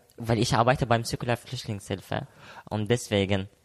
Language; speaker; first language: German; non-native, learner; Arabic